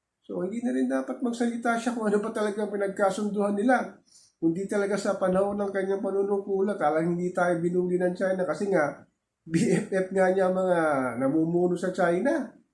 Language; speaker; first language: Filipino; native; Filipino